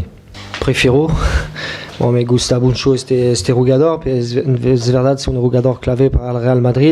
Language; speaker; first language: Spanish; non-native, fluent; French